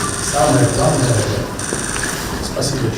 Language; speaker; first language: Russian; non-native, local second language; Kyrgyz